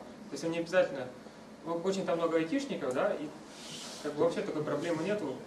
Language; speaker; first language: Russian; native; Russian